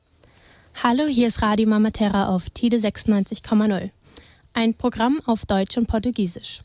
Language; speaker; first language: German; native; German